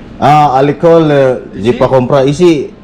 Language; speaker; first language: French; non-native, learner; Filipino